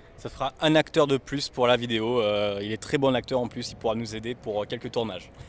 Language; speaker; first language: French; native; French